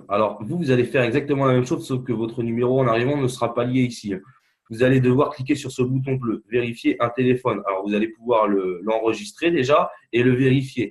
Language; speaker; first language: French; native; French